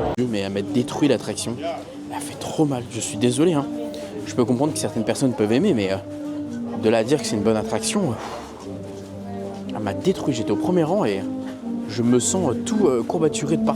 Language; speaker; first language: French; native; French